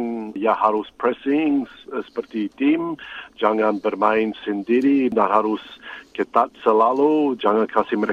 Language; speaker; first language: Indonesian; non-native, fluent; English